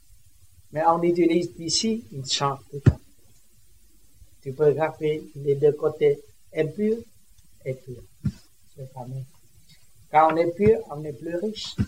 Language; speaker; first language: French; non-native, learner; Vietnamese